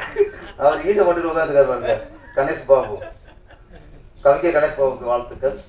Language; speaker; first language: Tamil; native; Tamil